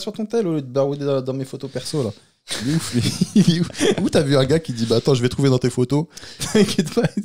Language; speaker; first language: French; native; French